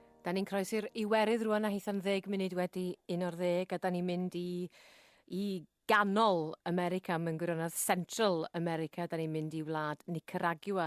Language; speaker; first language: Welsh; native; Welsh